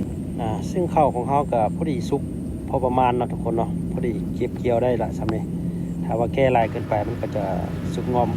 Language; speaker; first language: Thai; non-native, local second language; Northeastern Thai